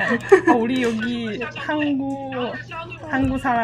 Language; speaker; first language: Korean; non-native, learner; Chinese